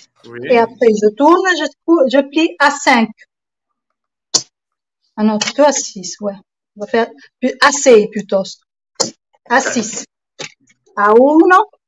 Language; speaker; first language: French; non-native, fluent; Italian